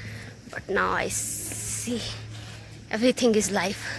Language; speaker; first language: English; non-native, learner; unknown